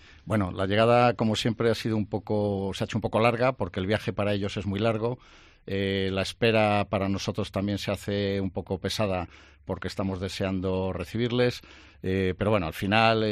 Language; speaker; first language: Spanish; native; Spanish